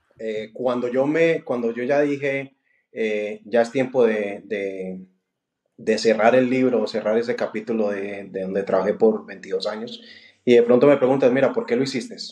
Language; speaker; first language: Spanish; native; Spanish